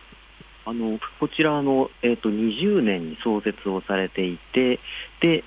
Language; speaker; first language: Japanese; native; Japanese